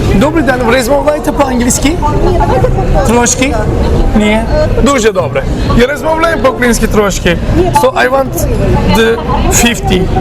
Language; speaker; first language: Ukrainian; non-native, learner; Turkish